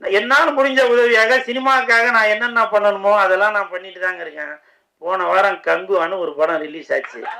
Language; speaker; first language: Tamil; native; Tamil